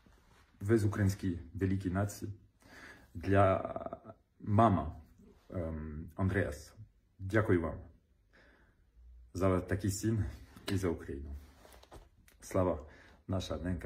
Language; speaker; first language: Ukrainian; non-native, learner; French